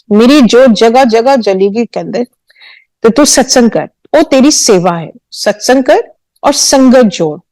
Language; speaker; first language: Hindi; early bilingual, heritage; Hindi